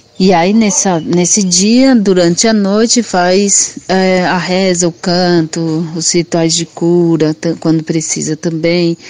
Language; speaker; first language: Portuguese; non-native, local second language; Guarani